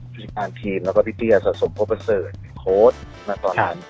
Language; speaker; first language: Thai; native; Thai